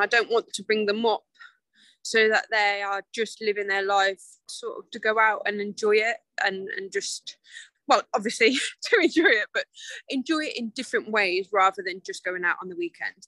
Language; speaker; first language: English; native; English